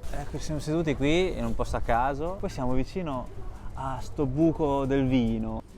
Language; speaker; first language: Italian; early bilingual, other home language; Chinese